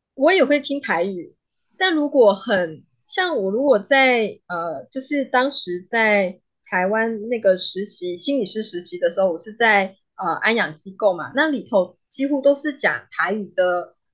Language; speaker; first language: Chinese; native; Chinese